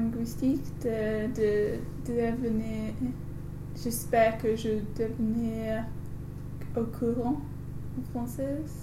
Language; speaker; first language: French; non-native, learner; English